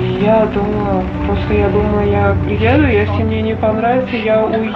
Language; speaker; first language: Russian; non-native, learner; Uzbek